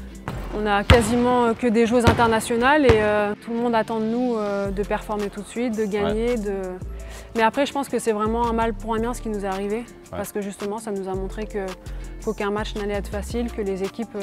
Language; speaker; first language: French; native; French